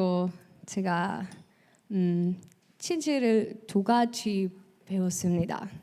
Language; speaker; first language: Korean; early bilingual, heritage; Swiss German